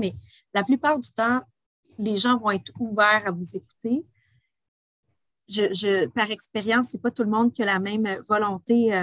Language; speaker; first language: French; native; French